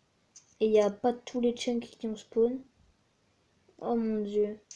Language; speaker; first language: French; native; French